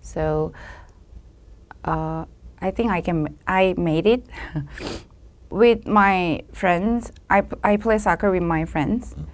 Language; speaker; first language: English; non-native, learner; Korean